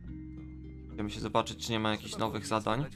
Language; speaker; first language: Polish; native; Polish